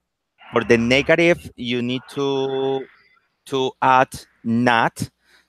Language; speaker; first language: English; non-native, learner; Spanish